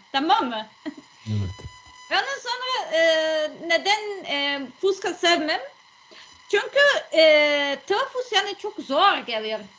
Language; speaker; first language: Turkish; non-native, learner; Serbian